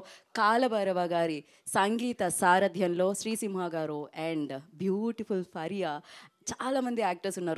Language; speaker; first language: Telugu; native; Telugu